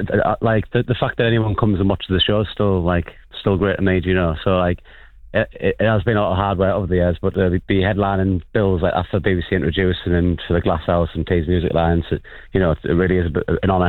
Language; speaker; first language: English; native; English